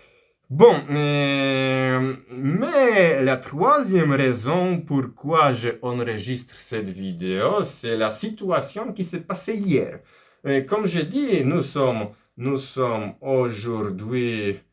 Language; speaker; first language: French; non-native, fluent; Polish